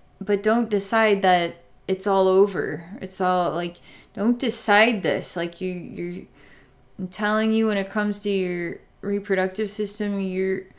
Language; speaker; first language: English; native; English